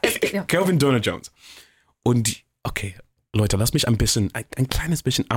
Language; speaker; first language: German; non-native, fluent; English